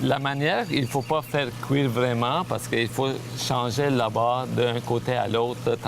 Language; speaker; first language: French; non-native, fluent; Armenian